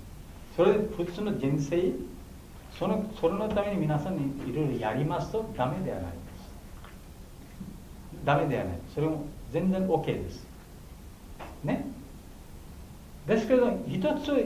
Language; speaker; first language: Japanese; non-native, learner; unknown